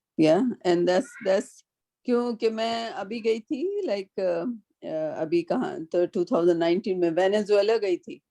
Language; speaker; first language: Urdu; native; Urdu